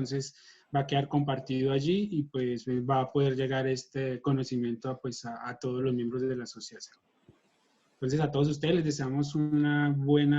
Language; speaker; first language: Spanish; native; Spanish